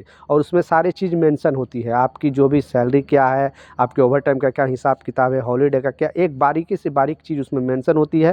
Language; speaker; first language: Hindi; native; Hindi